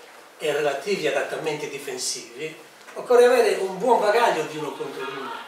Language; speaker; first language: Italian; native; Italian